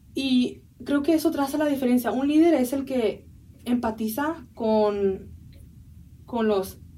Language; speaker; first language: Spanish; early bilingual, heritage; Spanish